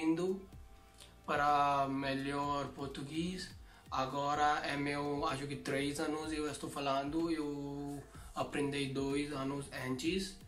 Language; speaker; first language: Portuguese; non-native, learner; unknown